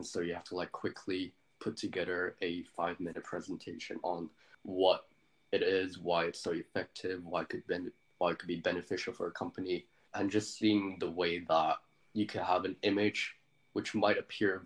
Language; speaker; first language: English; native; English